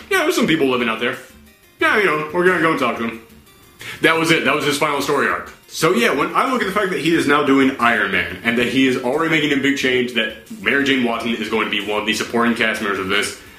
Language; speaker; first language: English; native; English